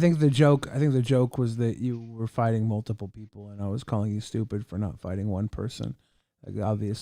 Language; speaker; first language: English; native; English